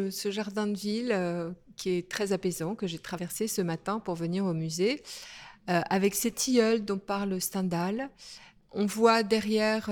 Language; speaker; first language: French; native; French